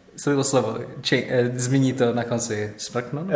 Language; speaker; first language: Czech; non-native, learner; English